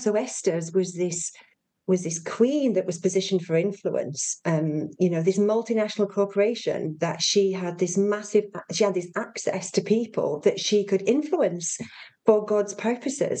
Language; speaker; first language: English; native; English